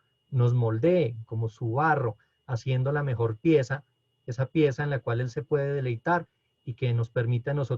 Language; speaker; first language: Spanish; native; Spanish